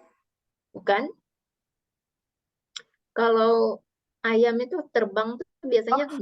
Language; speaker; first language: Indonesian; native; Indonesian